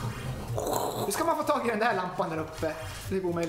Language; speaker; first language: Swedish; native; Swedish